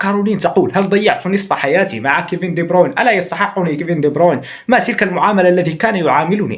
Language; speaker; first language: Arabic; native; Arabic